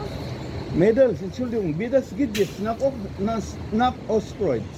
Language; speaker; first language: German; non-native, learner; Filipino